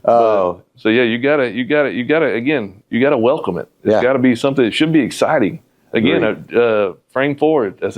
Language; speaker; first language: English; native; English